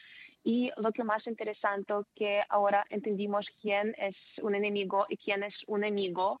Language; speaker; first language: Spanish; non-native, fluent; Ukrainian